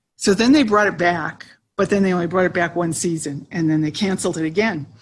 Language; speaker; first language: English; native; English